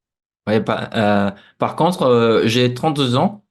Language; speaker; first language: French; non-native, fluent; Portuguese